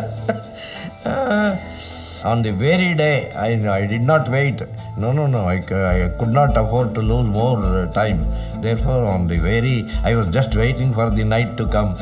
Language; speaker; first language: English; non-native, local second language; Kannada